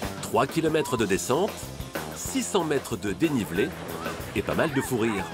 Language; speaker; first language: French; native; French